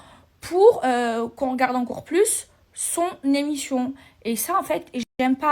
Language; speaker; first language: French; native; French